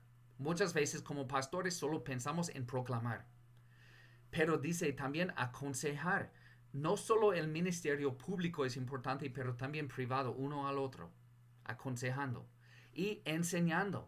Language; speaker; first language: Spanish; non-native, fluent; English